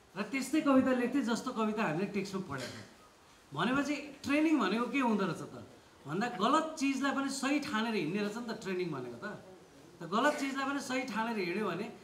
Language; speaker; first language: Nepali; native; Nepali